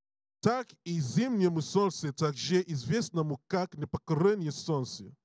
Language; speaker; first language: Russian; non-native, learner; English